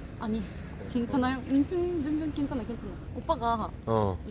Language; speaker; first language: Korean; non-native, learner; Japanese